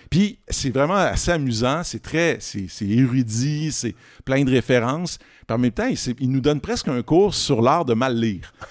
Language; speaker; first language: French; native; French